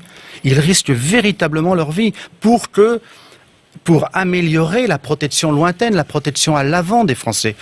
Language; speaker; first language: French; native; French